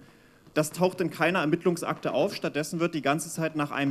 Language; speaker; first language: German; native; German